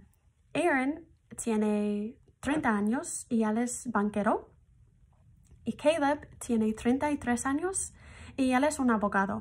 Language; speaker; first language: Spanish; non-native, fluent; English